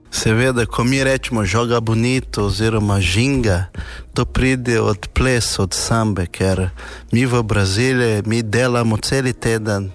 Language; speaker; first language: Slovenian; non-native, fluent; Portuguese